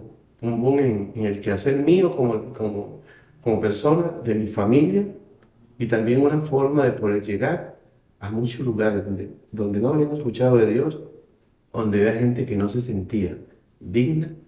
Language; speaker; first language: Spanish; native; Spanish